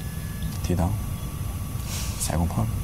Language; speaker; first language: Vietnamese; non-native, learner; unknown